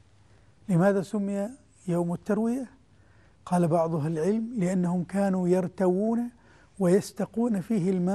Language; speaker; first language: Arabic; native; Arabic